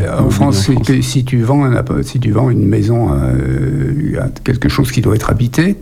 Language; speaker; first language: French; native; French